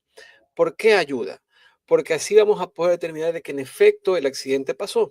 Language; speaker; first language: Spanish; native; Spanish